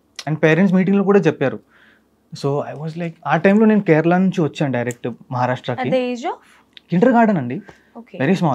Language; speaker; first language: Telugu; non-native, fluent; Malayalam